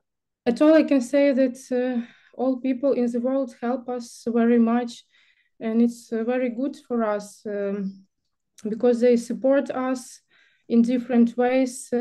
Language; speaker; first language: English; non-native, learner; Ukrainian